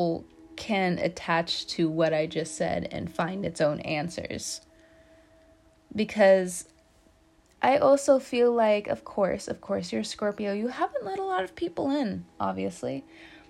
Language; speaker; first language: English; native; English